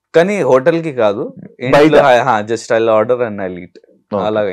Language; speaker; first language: Telugu; non-native, learner; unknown